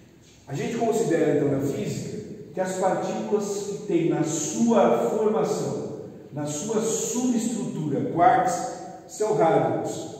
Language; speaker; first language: Portuguese; native; Portuguese